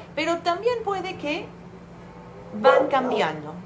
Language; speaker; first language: Spanish; non-native, fluent; English